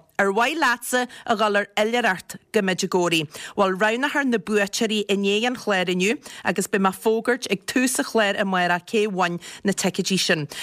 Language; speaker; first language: Irish; native; Irish